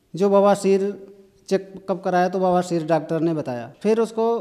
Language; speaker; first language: Hindi; native; Hindi